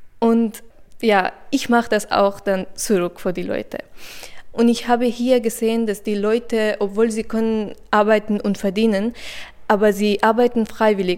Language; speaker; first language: German; non-native, fluent; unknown